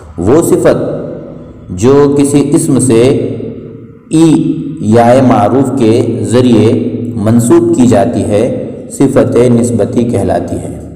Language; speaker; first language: Urdu; native; Urdu